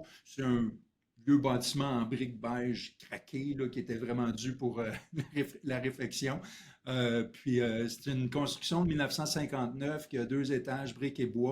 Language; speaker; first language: French; native; French